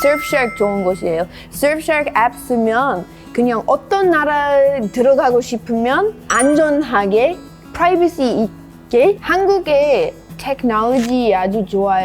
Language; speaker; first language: Korean; non-native, learner; English